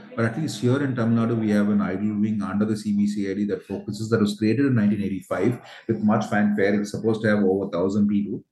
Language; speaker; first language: English; non-native, local second language; Tamil